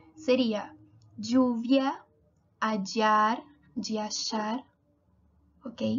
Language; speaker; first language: Spanish; non-native, fluent; Portuguese